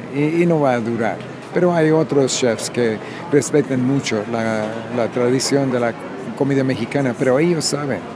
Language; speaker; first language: Spanish; non-native, fluent; English